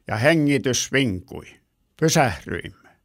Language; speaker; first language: Finnish; native; Finnish